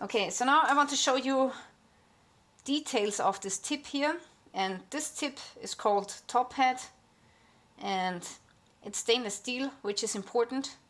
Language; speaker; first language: English; non-native, fluent; German